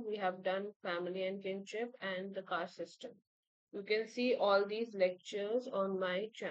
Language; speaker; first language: English; non-native, local second language; Hindi